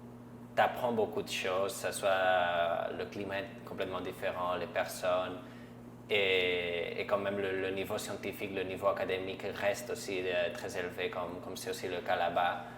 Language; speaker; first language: French; non-native, fluent; Catalan